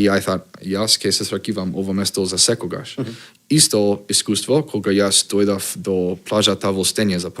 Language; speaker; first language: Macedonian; non-native, learner; English